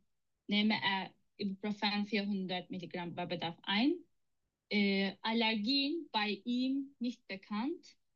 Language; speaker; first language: German; non-native, learner; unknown